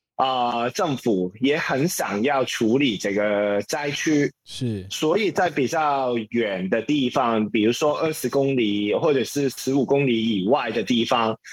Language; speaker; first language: Chinese; non-native, local second language; Cantonese